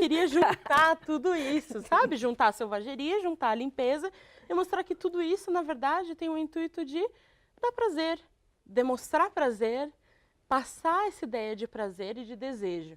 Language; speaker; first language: Portuguese; native; Portuguese